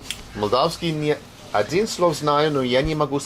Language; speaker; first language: Russian; non-native, learner; English